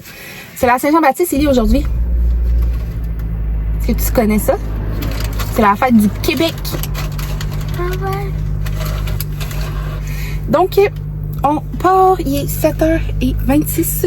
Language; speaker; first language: French; native; French